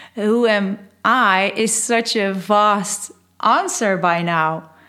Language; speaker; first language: English; non-native, fluent; Dutch